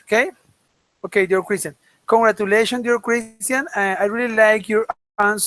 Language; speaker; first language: English; non-native, fluent; Spanish